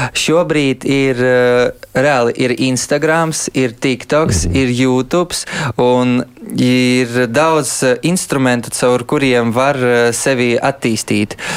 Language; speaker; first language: Latvian; early bilingual, heritage; Latvian